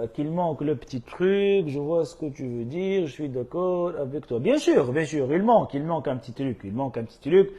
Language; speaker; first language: French; non-native, local second language; Arabic